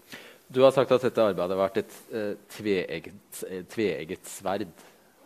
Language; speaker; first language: Norwegian; native; Norwegian